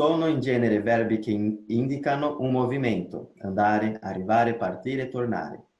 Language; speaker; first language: Italian; non-native, fluent; Portuguese